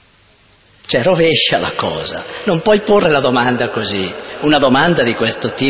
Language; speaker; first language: Italian; native; Italian